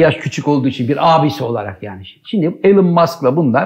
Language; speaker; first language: Turkish; native; Turkish